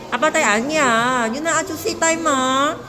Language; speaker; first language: Korean; non-native, learner; Vietnamese